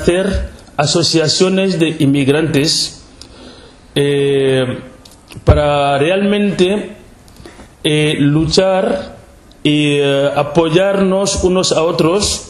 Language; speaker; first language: Spanish; non-native, local second language; Wolof